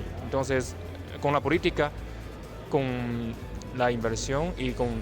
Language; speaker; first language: Spanish; non-native, fluent; Chinese